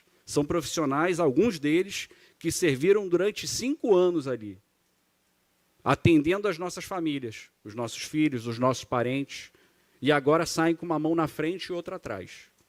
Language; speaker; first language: Portuguese; native; Portuguese